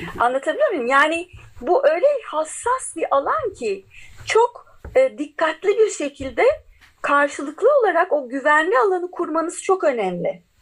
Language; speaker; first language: Turkish; native; Turkish